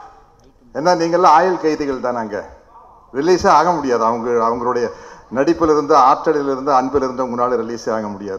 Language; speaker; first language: Tamil; native; Tamil